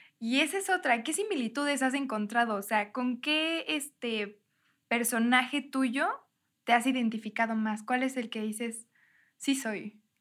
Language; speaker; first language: Spanish; native; Spanish